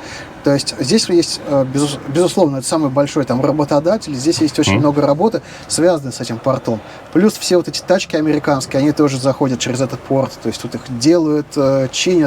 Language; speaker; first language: Russian; native; Russian